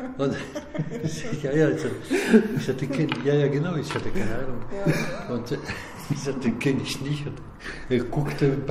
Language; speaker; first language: German; non-native, fluent; French